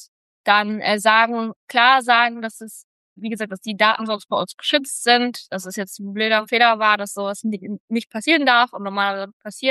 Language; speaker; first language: German; native; German